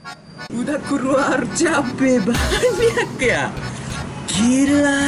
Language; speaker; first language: Indonesian; non-native, learner; Japanese